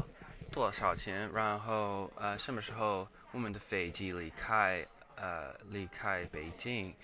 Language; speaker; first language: Chinese; non-native, learner; English